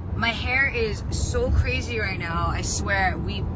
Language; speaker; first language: English; early bilingual, other home language; Korean